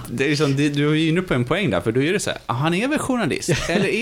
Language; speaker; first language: Swedish; native; Swedish